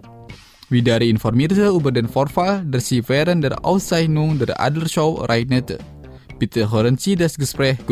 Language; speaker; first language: German; non-native, fluent; Indonesian